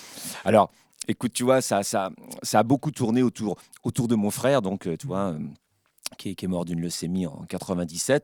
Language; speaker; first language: French; native; French